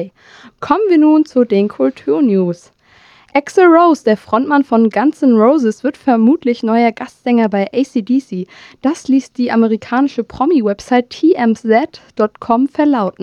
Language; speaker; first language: German; native; German